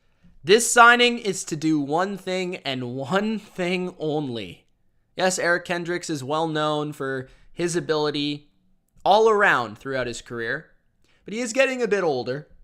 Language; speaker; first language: English; native; English